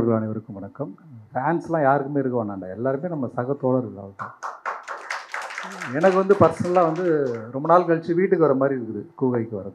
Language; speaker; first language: Tamil; native; Tamil